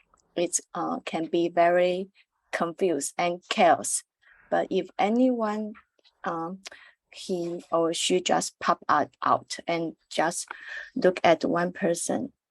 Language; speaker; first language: English; non-native, learner; Chinese